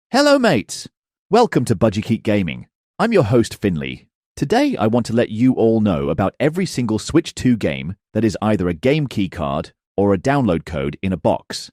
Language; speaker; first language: English; native; English